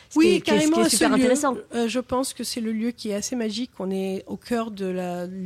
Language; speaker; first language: French; non-native, fluent; English